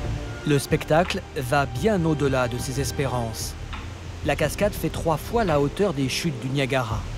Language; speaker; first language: French; native; French